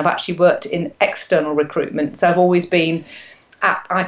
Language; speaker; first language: English; native; English